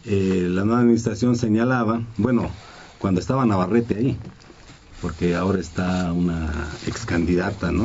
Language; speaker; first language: Spanish; native; Spanish